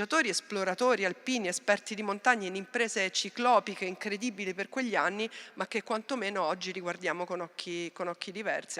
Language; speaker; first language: Italian; native; Italian